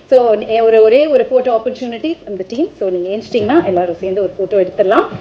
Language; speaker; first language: Tamil; native; Tamil